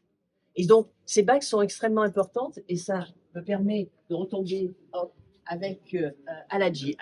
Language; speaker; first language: French; native; French